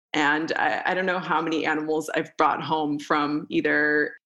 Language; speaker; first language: English; early bilingual, other home language; Romanian